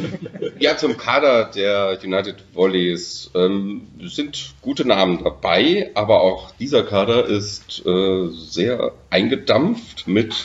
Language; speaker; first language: German; native; German